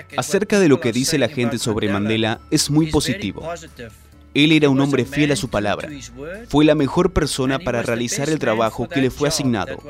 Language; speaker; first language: Spanish; non-native, fluent; Rundi